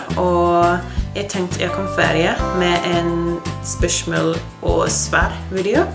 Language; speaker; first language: Norwegian; non-native, learner; English